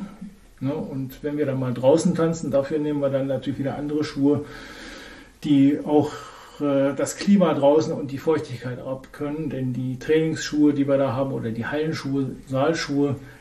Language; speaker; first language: German; native; German